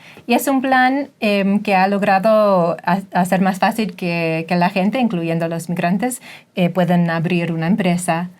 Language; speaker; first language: Spanish; non-native, fluent; English